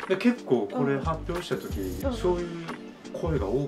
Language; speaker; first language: Japanese; native; Japanese